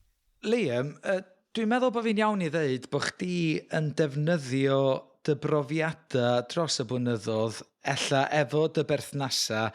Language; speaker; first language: Welsh; native; Welsh